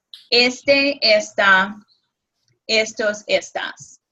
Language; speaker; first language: Spanish; non-native, fluent; English